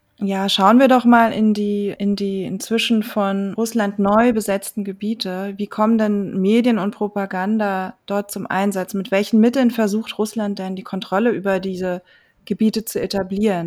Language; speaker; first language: German; native; German